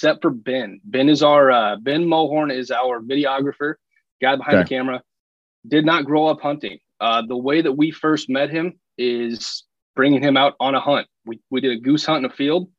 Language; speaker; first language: English; native; English